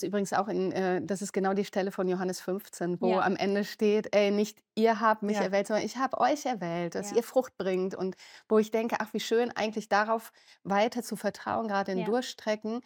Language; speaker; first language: German; native; German